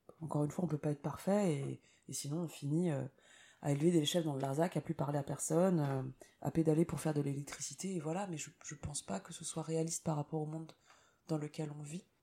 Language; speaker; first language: French; native; French